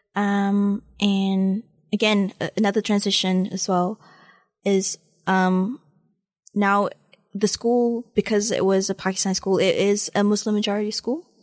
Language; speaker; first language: English; early bilingual, other home language; Malay